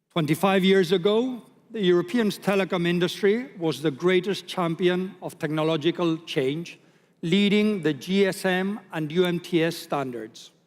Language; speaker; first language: English; non-native, fluent; Spanish